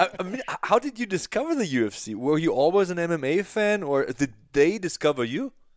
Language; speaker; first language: English; non-native, fluent; German